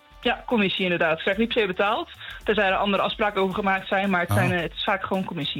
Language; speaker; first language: Dutch; native; Dutch